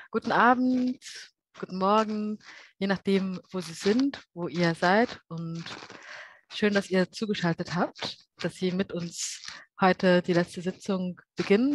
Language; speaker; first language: German; native; German